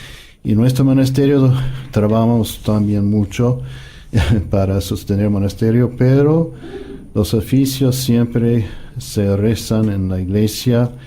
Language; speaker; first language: Spanish; non-native, fluent; English